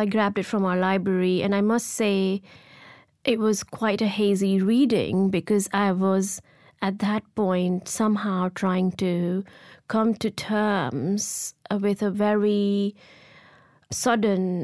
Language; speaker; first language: English; non-native, local second language; Gujarati